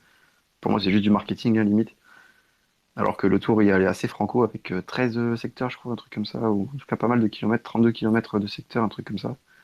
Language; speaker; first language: French; native; French